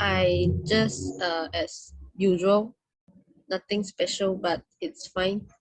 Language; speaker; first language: English; non-native, learner; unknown